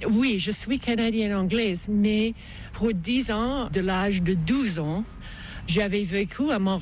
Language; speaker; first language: French; non-native, fluent; English